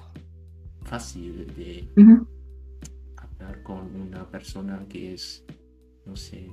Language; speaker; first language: Spanish; non-native, learner; German